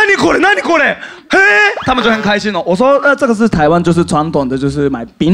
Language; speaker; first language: Chinese; non-native, fluent; Japanese